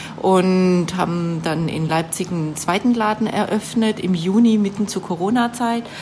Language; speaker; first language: German; native; German